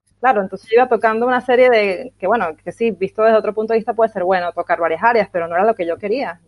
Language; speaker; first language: Spanish; native; Spanish